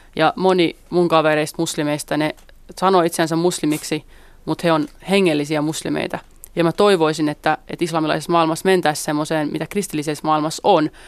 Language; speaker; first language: Finnish; early bilingual, other home language; Central Kurdish